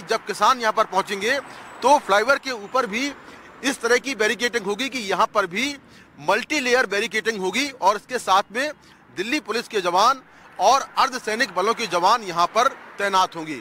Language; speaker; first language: Hindi; native; Hindi